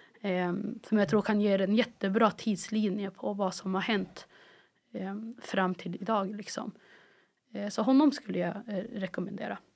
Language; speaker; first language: Swedish; early bilingual, other home language; Arabic